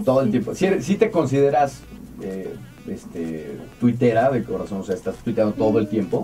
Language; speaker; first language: Spanish; native; Spanish